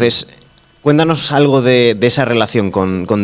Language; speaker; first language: Spanish; native; Spanish